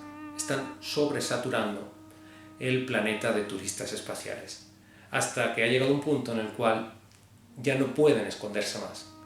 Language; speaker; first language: Spanish; native; Spanish